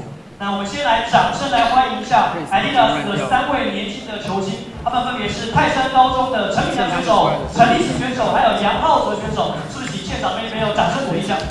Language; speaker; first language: Chinese; native; Chinese